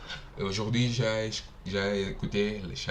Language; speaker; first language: French; non-native, learner; Portuguese